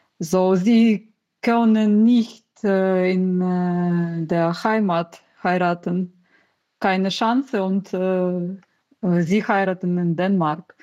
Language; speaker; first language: German; non-native, learner; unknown